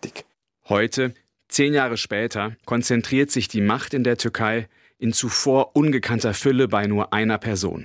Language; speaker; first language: German; native; German